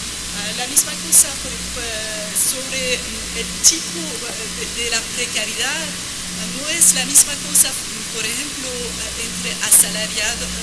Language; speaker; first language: Spanish; non-native, fluent; French